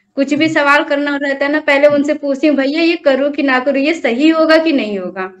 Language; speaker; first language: Hindi; native; Hindi